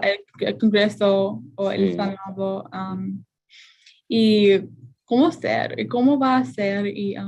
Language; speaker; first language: Spanish; non-native, learner; English